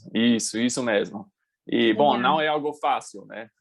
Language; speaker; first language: Portuguese; non-native, fluent; English